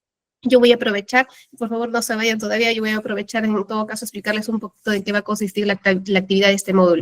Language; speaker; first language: Spanish; native; Spanish